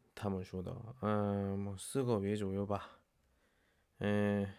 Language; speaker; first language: Chinese; non-native, learner; Korean